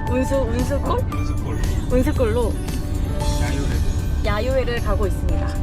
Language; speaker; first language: Korean; native; Korean